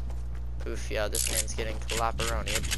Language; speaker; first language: English; native; English